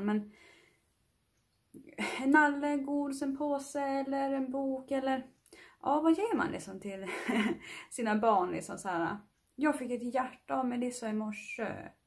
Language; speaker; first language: Swedish; native; Swedish